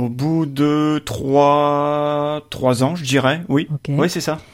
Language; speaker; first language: French; native; French